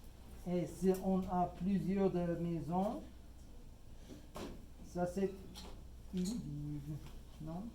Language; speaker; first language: French; non-native, fluent; English